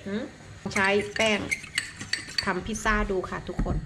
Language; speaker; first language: Italian; non-native, learner; Thai